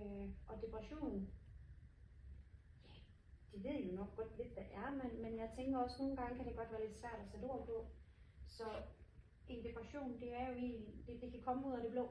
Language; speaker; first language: Danish; native; Danish